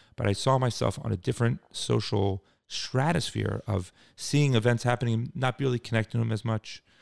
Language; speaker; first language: English; native; English